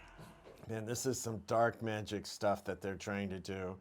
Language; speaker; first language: English; native; English